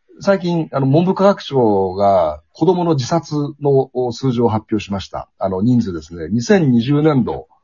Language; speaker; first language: Japanese; native; Japanese